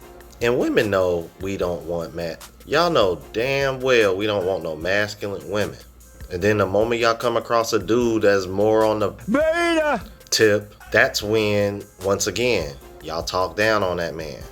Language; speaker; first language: English; native; English